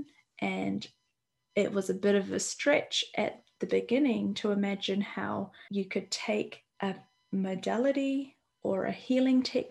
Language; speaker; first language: English; native; English